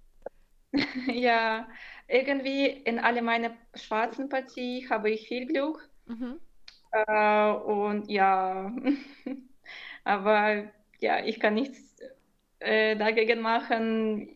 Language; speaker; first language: German; non-native, fluent; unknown